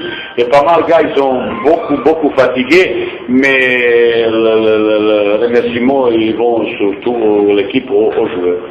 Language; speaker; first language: French; non-native, fluent; Bosnian